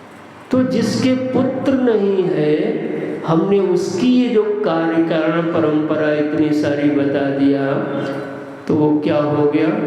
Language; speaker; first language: Hindi; native; Hindi